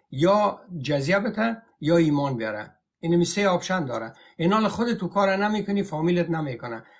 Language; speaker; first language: Persian; native; Persian